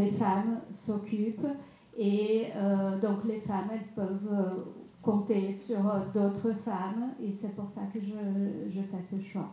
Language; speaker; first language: French; non-native, fluent; Portuguese